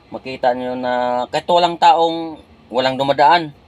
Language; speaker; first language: Filipino; non-native, local second language; Cebuano